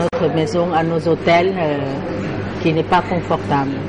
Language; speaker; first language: French; non-native, fluent; Lao